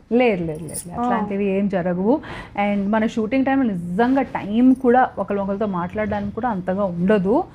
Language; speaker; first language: Telugu; non-native, local second language; Odia